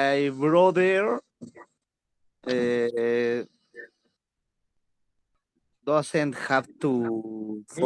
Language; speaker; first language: English; non-native, learner; Spanish